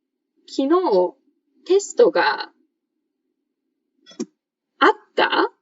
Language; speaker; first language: Japanese; non-native, fluent; English